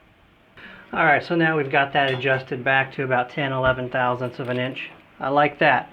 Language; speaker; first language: English; native; English